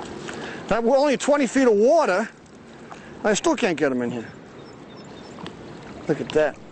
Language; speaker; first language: English; native; English